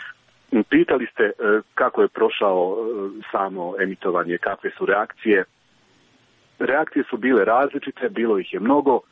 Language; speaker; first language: Croatian; native; Croatian